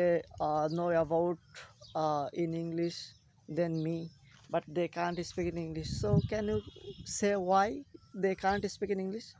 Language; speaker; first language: English; non-native, learner; Bangla